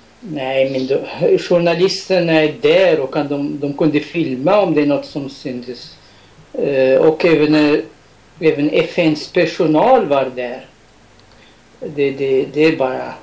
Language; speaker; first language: Swedish; non-native, fluent; Arabic